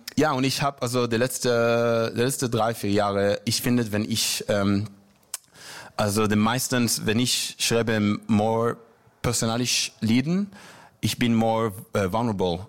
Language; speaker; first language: German; non-native, learner; Hebrew